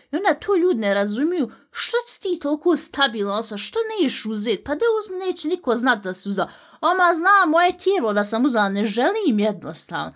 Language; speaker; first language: Bosnian; native; Bosnian